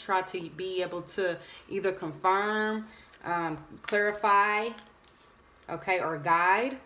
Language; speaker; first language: English; native; English